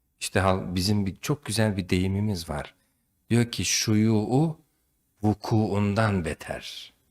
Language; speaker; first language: Turkish; native; Turkish